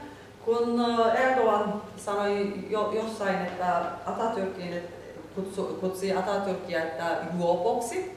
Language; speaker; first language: Finnish; non-native, learner; Turkish